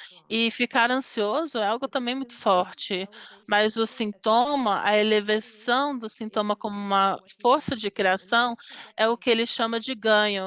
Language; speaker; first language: Portuguese; non-native, fluent; English